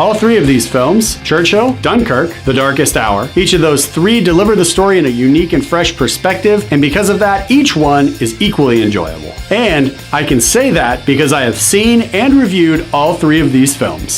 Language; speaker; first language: English; native; English